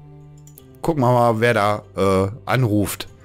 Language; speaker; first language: German; native; German